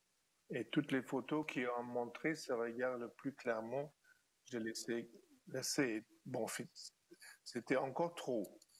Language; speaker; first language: French; non-native, fluent; German